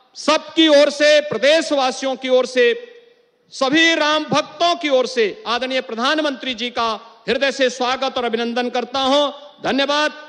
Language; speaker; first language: Hindi; native; Hindi